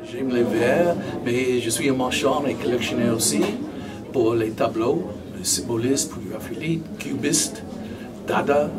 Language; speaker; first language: French; non-native, learner; English